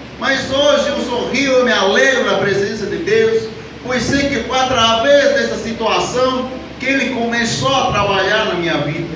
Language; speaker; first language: Portuguese; non-native, fluent; Spanish